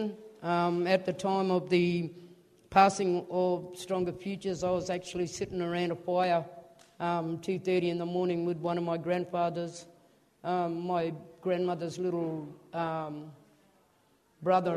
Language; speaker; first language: English; native; English